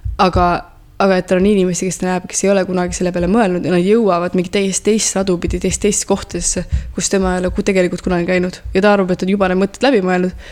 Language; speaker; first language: Estonian; early bilingual, heritage; Estonian